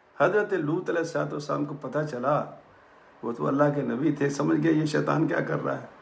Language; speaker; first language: Urdu; non-native, local second language; Punjabi